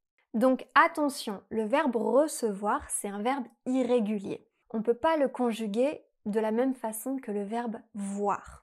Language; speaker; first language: French; native; French